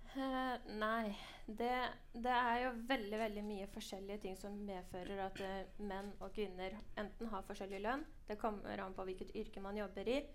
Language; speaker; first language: Norwegian; early bilingual, other home language; Persian